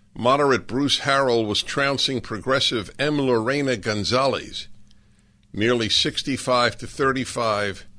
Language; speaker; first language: English; native; English